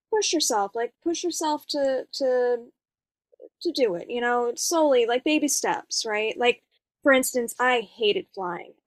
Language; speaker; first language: English; native; English